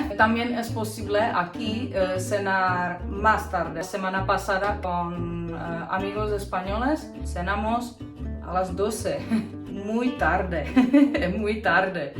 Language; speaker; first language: Spanish; non-native, fluent; Czech